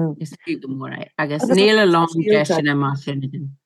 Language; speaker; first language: Irish; non-native, learner; English